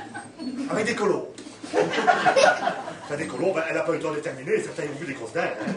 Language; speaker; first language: French; native; French